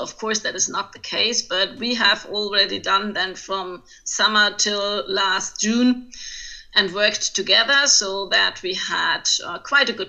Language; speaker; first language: English; non-native, fluent; German